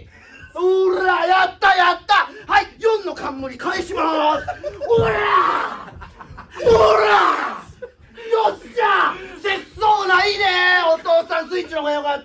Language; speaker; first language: Japanese; native; Japanese